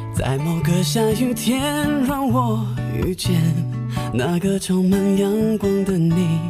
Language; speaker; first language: Chinese; non-native, fluent; English